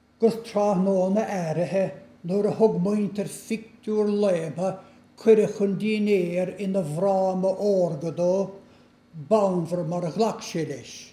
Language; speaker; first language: Irish; native; Irish